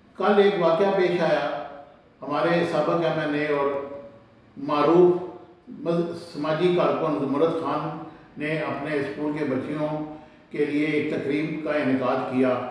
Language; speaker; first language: Urdu; native; Urdu